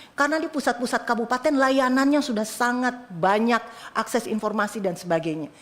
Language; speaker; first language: Indonesian; native; Indonesian